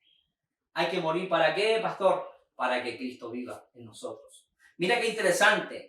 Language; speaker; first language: Spanish; native; Spanish